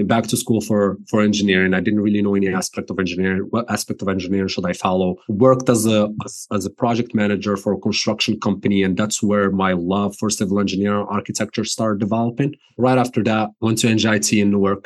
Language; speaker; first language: English; non-native, fluent; Arabic